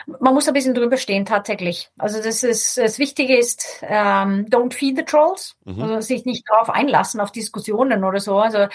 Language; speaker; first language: German; non-native, fluent; Swedish